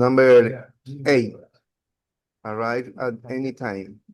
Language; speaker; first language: English; non-native, learner; Spanish